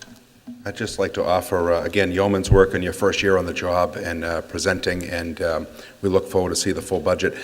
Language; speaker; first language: English; native; English